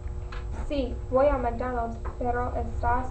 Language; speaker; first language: Spanish; non-native, learner; English